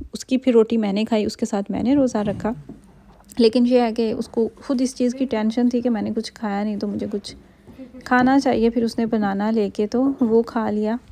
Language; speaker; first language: Urdu; native; Urdu